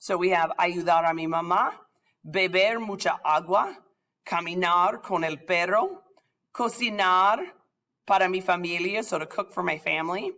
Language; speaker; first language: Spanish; non-native, fluent; English